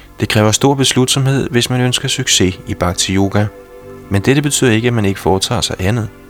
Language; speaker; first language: Danish; native; Danish